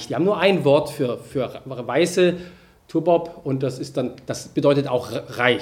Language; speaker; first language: German; native; German